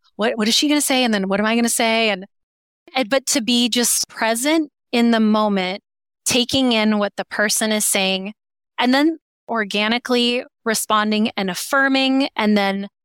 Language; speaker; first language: English; native; English